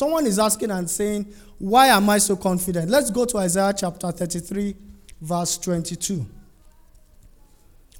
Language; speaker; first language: English; non-native, local second language; Yoruba